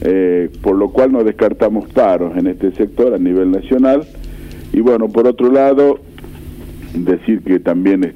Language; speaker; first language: Spanish; native; Spanish